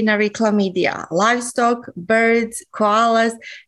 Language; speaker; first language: English; non-native, fluent; Serbian